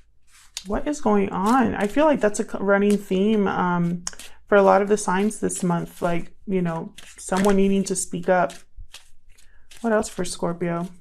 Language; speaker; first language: English; native; English